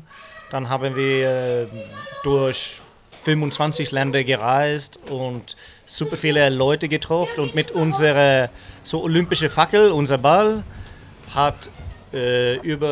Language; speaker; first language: German; non-native, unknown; Swedish